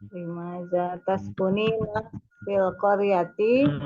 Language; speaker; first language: Arabic; non-native, learner; Indonesian